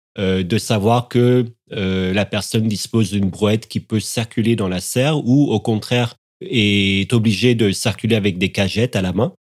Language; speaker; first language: French; native; French